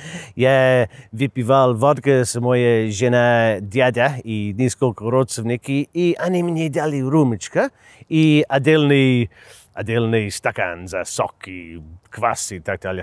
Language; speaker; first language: Russian; non-native, learner; English